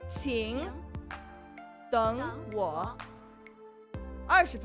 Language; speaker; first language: Chinese; early bilingual, heritage; Chinese